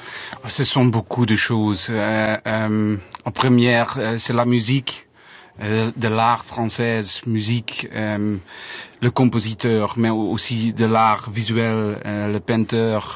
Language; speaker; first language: French; non-native, learner; Dutch